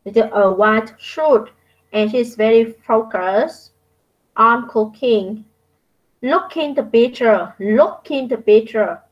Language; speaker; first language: English; non-native, fluent; Vietnamese